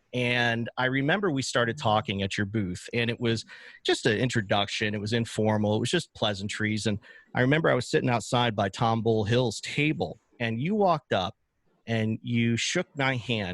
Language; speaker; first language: English; native; English